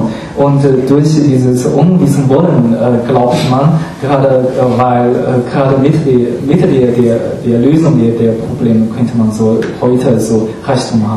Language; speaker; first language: German; non-native, fluent; Chinese